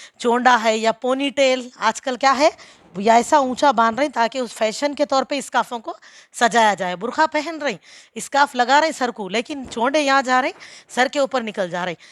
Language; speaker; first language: Urdu; native; Urdu